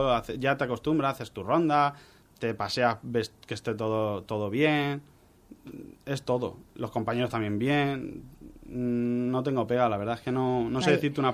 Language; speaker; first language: Spanish; native; Spanish